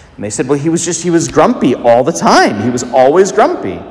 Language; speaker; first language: English; native; English